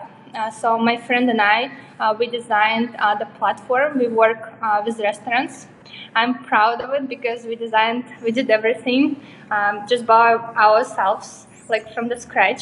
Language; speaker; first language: English; non-native, fluent; Russian